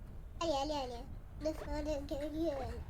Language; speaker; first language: French; native; French